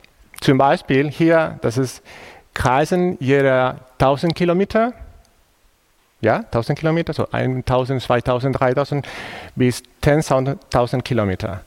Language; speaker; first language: German; non-native, fluent; Spanish